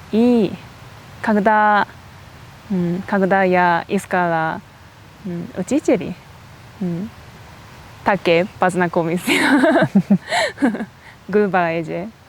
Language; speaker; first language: Russian; non-native, learner; Japanese